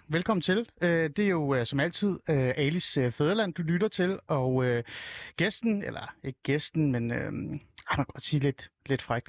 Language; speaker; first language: Danish; early bilingual, other home language; Persian